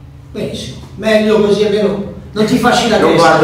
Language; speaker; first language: Italian; native; Italian